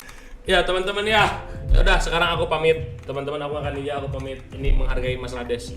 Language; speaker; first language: Indonesian; native; Indonesian